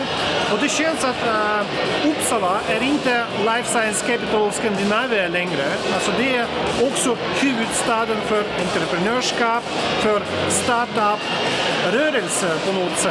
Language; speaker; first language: Swedish; non-native, fluent; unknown